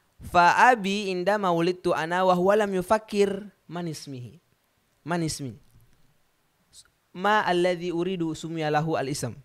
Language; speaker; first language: Arabic; non-native, learner; Indonesian